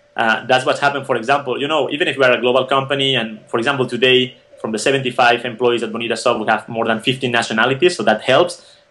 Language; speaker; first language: English; non-native, fluent; Spanish